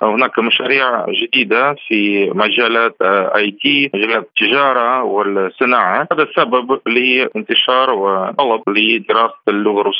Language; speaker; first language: Arabic; non-native, fluent; Russian